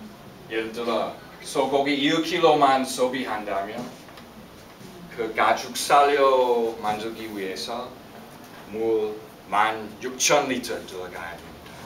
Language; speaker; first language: Korean; non-native, fluent; English